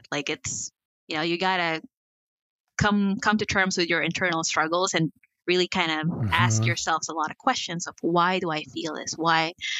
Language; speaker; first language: English; non-native, local second language; Filipino